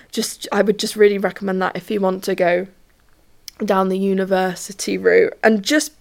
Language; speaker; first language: English; native; English